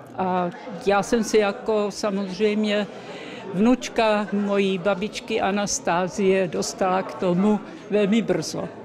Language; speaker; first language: Czech; early bilingual, heritage; Czech